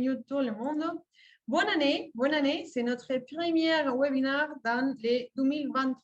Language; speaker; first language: French; non-native, fluent; Spanish